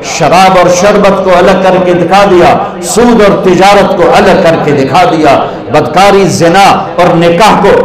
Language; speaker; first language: Urdu; non-native, local second language; Punjabi